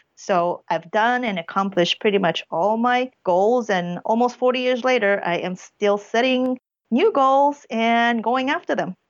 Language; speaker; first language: English; early bilingual, other home language; Korean